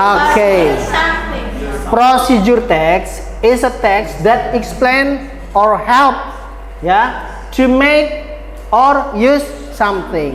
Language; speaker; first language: English; non-native, fluent; Indonesian